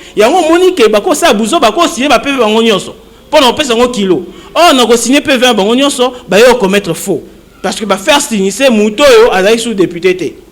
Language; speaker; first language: Lingala; non-native, local second language; Kongo